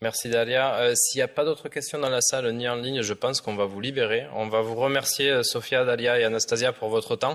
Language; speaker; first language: French; native; French